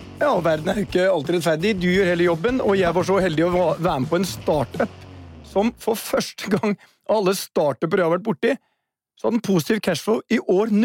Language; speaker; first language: Norwegian; native; Norwegian